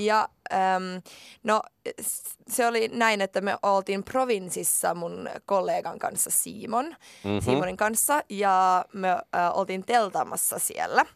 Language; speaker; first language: Finnish; non-native, local second language; Swedish